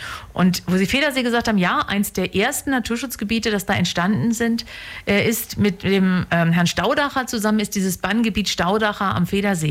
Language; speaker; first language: German; native; German